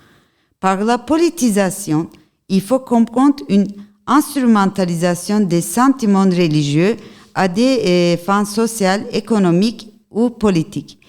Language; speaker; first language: French; non-native, learner; Turkish